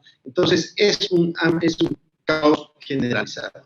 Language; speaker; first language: Spanish; native; Spanish